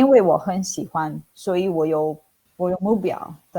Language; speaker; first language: Chinese; non-native, fluent; Italian